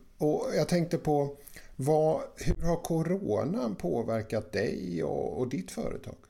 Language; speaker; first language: Swedish; native; Swedish